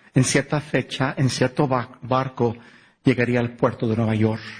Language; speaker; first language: Spanish; early bilingual, heritage; Spanish